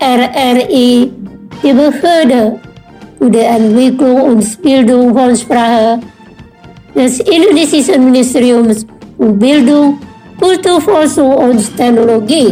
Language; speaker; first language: German; non-native, fluent; Indonesian